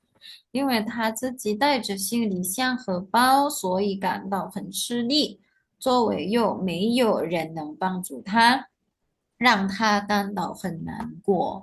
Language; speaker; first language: Chinese; non-native, fluent; Indonesian